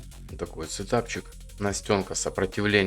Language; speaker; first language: Russian; native; Russian